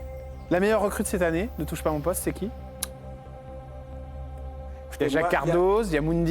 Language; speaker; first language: French; native; French